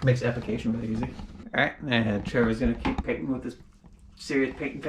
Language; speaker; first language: English; native; English